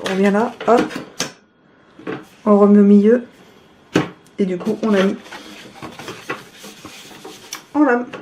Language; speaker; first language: French; native; French